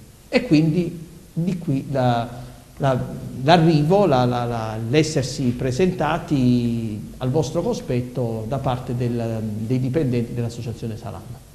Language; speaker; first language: Italian; native; Italian